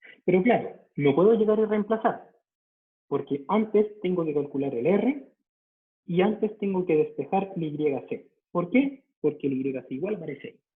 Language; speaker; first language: Spanish; native; Spanish